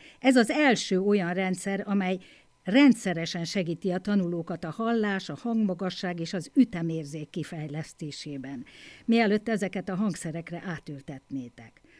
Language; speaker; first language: Hungarian; native; Hungarian